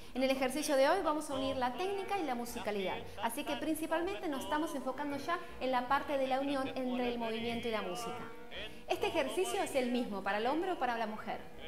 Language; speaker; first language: Spanish; native; Spanish